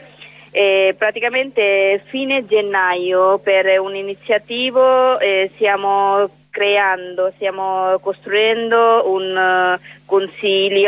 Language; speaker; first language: Italian; non-native, learner; Bangla